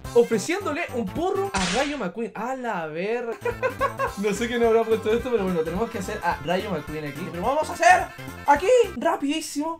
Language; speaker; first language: Spanish; native; Spanish